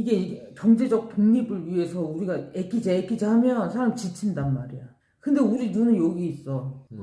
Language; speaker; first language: Korean; native; Korean